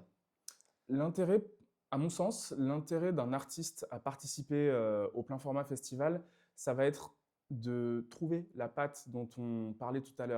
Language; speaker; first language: French; native; French